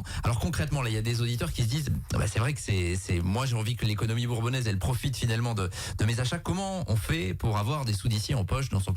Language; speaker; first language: French; native; French